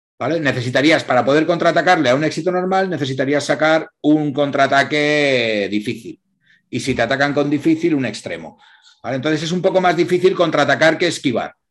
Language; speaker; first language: Spanish; native; Spanish